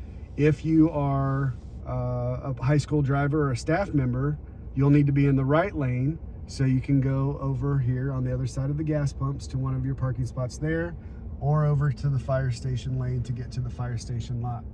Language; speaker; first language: English; native; English